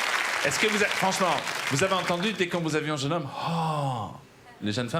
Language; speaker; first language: French; native; French